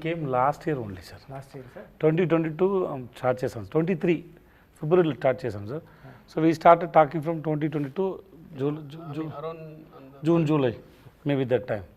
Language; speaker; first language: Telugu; non-native, learner; Tamil